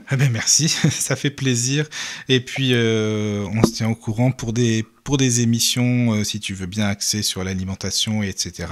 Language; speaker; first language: French; native; French